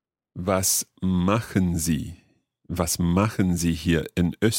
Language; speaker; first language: German; non-native, learner; English